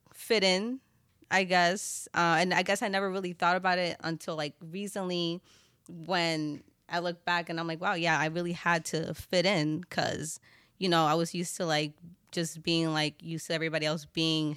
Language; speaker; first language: English; native; English